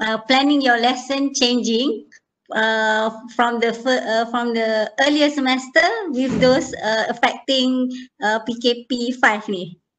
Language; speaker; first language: English; non-native, local second language; Malay